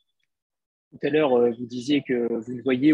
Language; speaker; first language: French; native; French